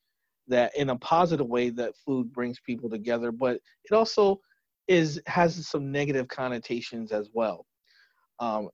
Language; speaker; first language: English; native; English